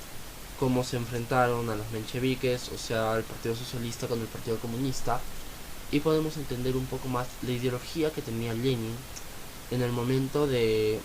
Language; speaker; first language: Spanish; native; Spanish